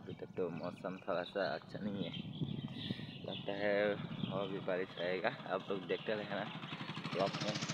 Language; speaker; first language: Hindi; non-native, local second language; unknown